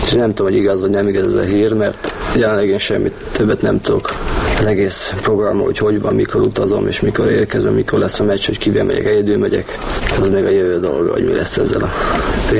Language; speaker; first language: Hungarian; native; Hungarian